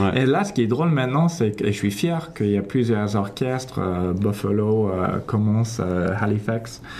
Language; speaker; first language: French; non-native, fluent; English